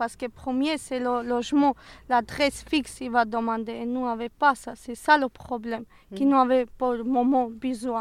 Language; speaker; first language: French; non-native, learner; Serbian